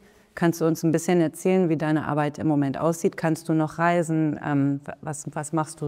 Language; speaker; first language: German; native; German